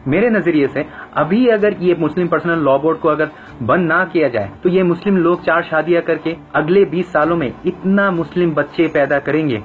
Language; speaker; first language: Hindi; non-native, fluent; Bangla